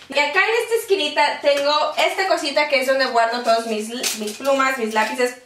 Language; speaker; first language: Spanish; early bilingual, heritage; Spanish